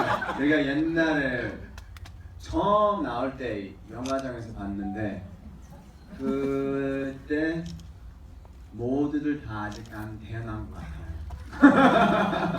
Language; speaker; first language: Korean; early bilingual, heritage; English